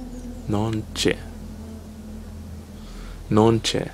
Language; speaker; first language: Italian; non-native, learner; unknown